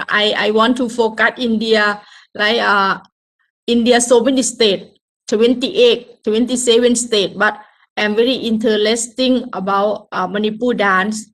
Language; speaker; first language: English; non-native, learner; Thai